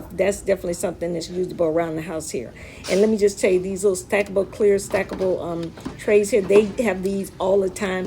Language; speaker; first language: English; native; English